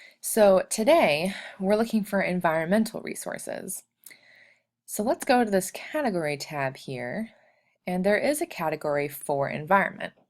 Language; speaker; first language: English; native; English